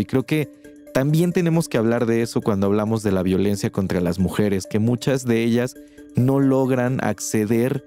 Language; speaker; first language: Spanish; native; Spanish